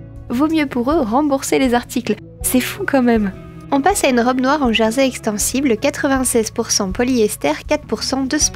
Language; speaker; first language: French; native; French